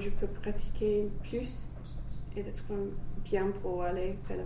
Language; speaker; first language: French; non-native, learner; English